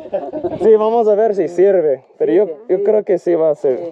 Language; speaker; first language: Spanish; non-native, fluent; English